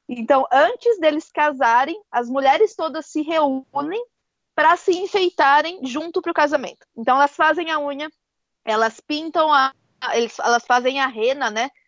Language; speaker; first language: Portuguese; native; Portuguese